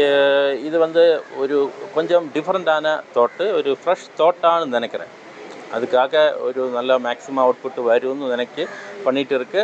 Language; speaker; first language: Tamil; non-native, fluent; Malayalam